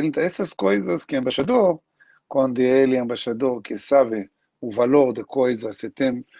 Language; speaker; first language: Portuguese; non-native, learner; Hebrew